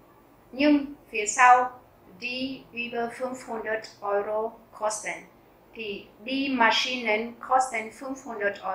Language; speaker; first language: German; non-native, fluent; Vietnamese